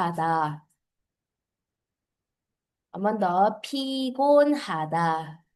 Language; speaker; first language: Korean; non-native, fluent; Filipino